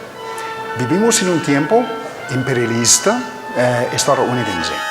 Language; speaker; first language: Spanish; non-native, fluent; English